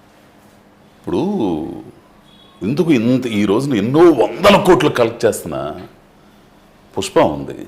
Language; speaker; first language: Telugu; native; Telugu